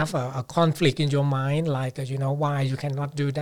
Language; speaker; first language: English; non-native, fluent; Thai